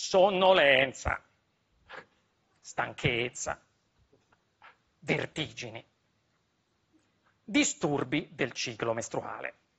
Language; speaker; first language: Italian; native; Italian